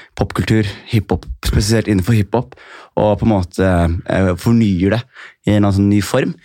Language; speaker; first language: Norwegian; early bilingual, other home language; Somali